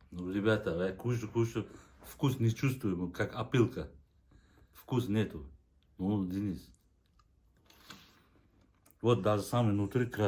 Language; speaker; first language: Russian; non-native, local second language; Kazakh